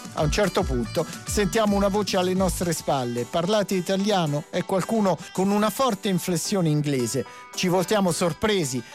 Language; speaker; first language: Italian; native; Italian